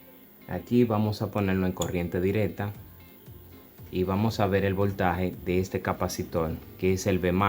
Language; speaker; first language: Spanish; native; Spanish